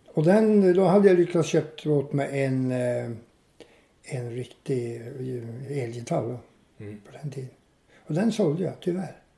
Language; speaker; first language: Swedish; native; Swedish